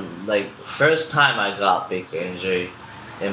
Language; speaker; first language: English; non-native, fluent; Japanese